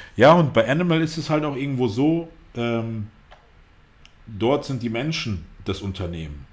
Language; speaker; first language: German; early bilingual, other home language; Russian